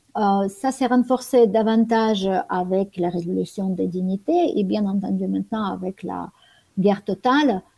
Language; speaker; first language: French; non-native, fluent; Ukrainian